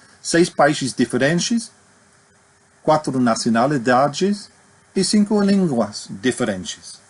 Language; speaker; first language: Portuguese; non-native, fluent; English